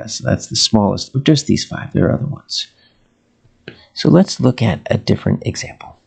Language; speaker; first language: English; native; English